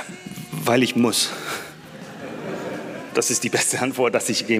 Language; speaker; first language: German; non-native, learner; English